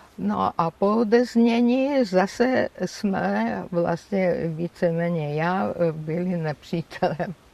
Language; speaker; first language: Czech; non-native, fluent; Georgian